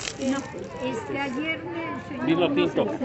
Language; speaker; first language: Spanish; non-native, fluent; Filipino